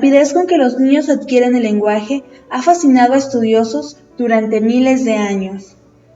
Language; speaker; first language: Spanish; native; Spanish